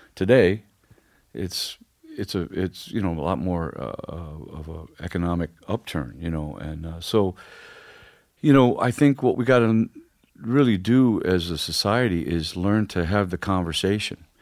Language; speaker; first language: English; native; English